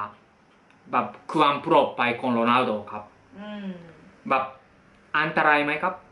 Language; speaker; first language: Thai; non-native, fluent; Japanese